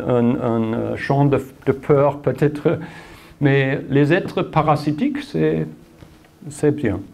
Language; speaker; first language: French; non-native, learner; German